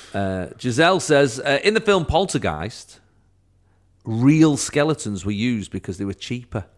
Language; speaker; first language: English; native; English